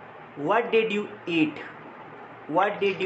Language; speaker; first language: English; non-native, fluent; Hindi